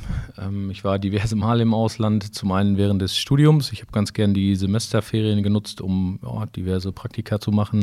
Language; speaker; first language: German; native; German